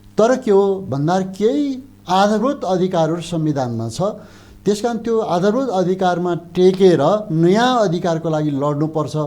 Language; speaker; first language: Nepali; non-native, local second language; Eastern Tamang